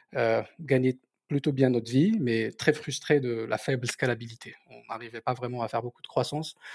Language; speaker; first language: French; non-native, local second language; Berber languages